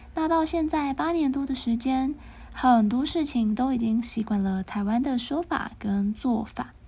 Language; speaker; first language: Chinese; non-native, local second language; Cantonese